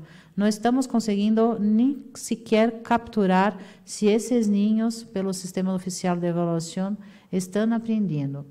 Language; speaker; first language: Spanish; non-native, fluent; Portuguese